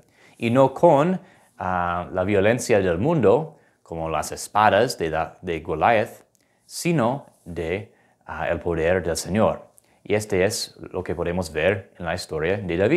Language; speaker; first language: Spanish; non-native, fluent; English